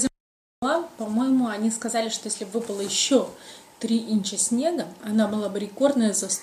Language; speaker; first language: Russian; native; Russian